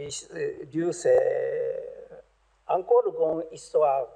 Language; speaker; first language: French; non-native, learner; Japanese